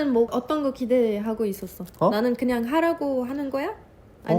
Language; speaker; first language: Korean; non-native, fluent; Arabic